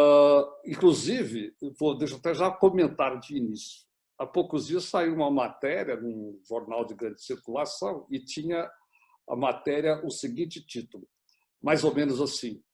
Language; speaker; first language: Portuguese; native; Portuguese